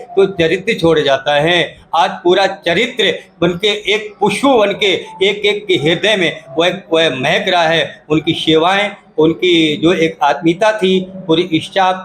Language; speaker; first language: Hindi; non-native, local second language; Gujarati